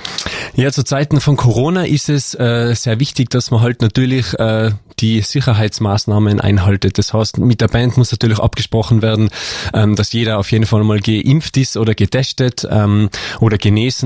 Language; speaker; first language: German; native; German